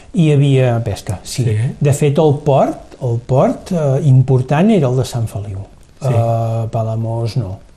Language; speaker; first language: Catalan; native; Catalan